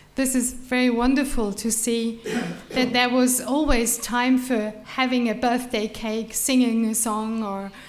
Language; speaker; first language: English; non-native, fluent; German